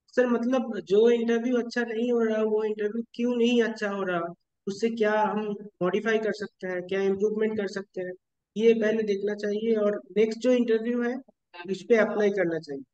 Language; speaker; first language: Hindi; non-native, local second language; Bangla